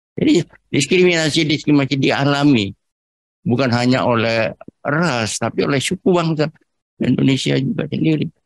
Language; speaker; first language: Indonesian; non-native, local second language; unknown